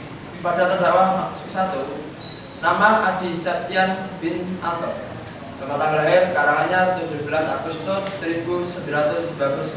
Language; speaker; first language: Indonesian; native; Indonesian